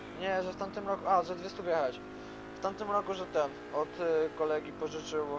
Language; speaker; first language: Polish; native; Polish